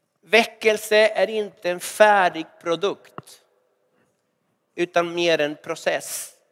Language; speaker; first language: Swedish; non-native, fluent; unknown